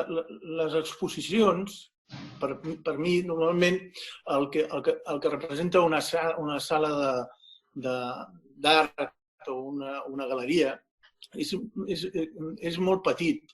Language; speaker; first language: Catalan; non-native, local second language; Spanish